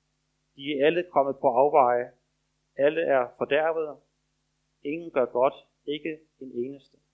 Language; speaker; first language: Danish; native; Danish